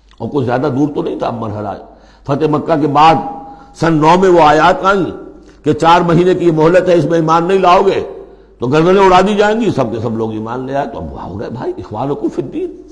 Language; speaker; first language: Urdu; native; Urdu